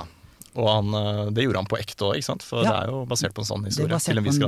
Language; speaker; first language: Norwegian; native; Norwegian